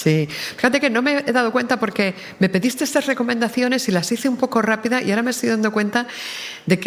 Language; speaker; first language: Spanish; native; Spanish